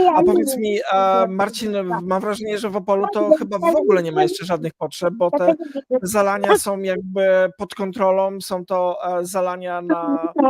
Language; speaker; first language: Polish; native; Polish